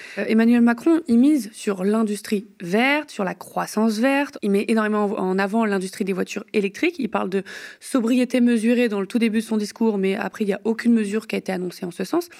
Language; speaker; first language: French; native; French